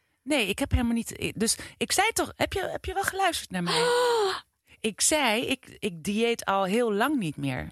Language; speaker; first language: Dutch; native; Dutch